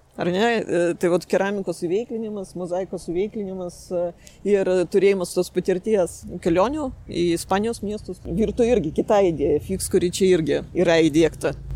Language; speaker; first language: Lithuanian; non-native, local second language; Russian